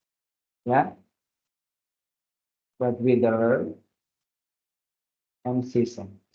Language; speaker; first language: English; non-native, fluent; Indonesian